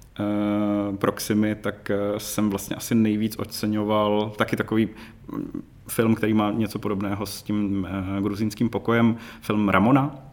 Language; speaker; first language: Czech; native; Czech